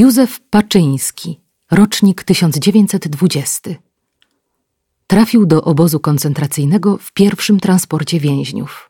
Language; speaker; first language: Polish; native; Polish